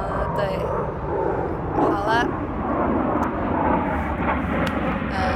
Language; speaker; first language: Chinese; non-native, learner; English